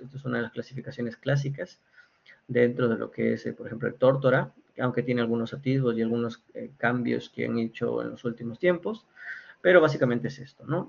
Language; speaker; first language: Spanish; native; Spanish